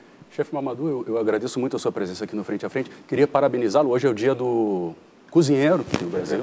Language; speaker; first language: Portuguese; native; Portuguese